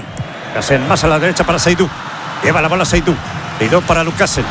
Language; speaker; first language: Spanish; native; Spanish